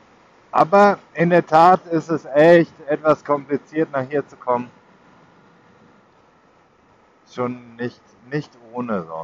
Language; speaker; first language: German; native; German